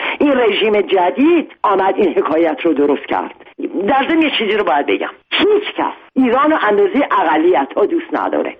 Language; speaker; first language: Persian; non-native, local second language; Armenian